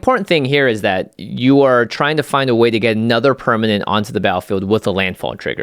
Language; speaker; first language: English; native; English